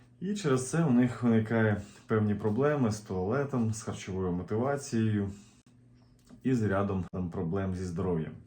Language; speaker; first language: Ukrainian; native; Ukrainian